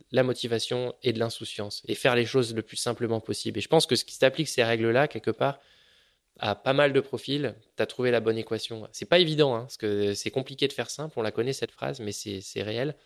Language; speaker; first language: French; native; French